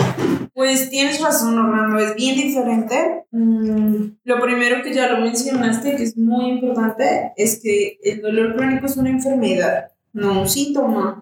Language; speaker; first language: Spanish; native; Spanish